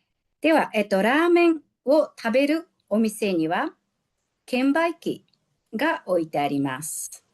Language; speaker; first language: Japanese; non-native, fluent; Mongolian